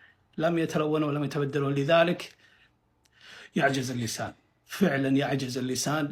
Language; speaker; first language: Arabic; native; Arabic